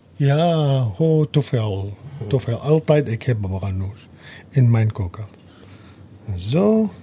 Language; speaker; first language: Dutch; non-native, learner; Arabic